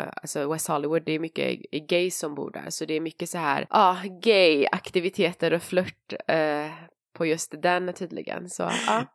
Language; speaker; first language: Swedish; native; Swedish